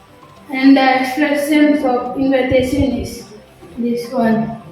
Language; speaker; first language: English; non-native, learner; Indonesian